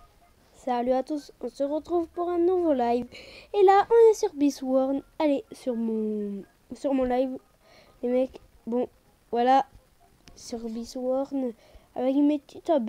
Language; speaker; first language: French; native; French